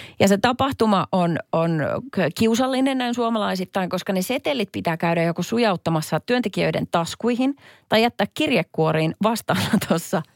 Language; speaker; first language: Finnish; native; Finnish